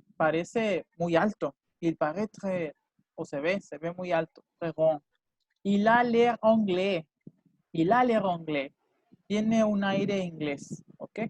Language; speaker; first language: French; non-native, fluent; Spanish